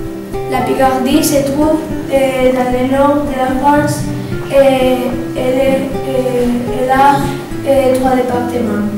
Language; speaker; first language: French; non-native, learner; Spanish